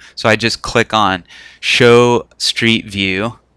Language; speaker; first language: English; native; English